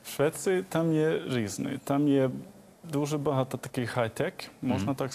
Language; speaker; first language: Ukrainian; non-native, fluent; Swedish